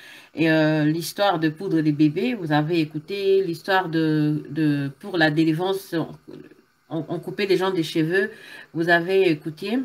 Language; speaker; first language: French; non-native, local second language; Lingala